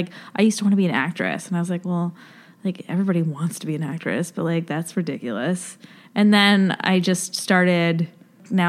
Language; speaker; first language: English; native; English